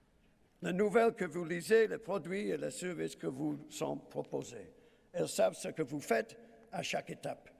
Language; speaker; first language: French; non-native, fluent; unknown